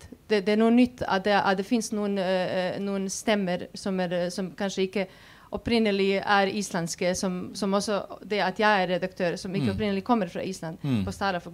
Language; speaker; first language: Swedish; non-native, fluent; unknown